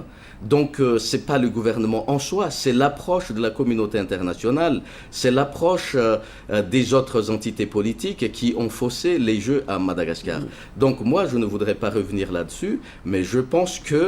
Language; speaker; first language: French; non-native, local second language; Malagasy